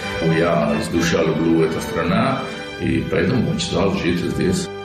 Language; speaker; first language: Russian; non-native, learner; Italian